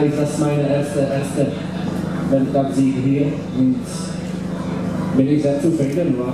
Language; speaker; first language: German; non-native, learner; Czech